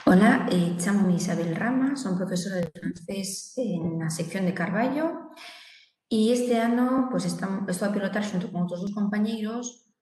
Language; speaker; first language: Spanish; non-native, local second language; Galician